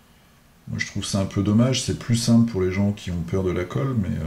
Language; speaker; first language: French; native; French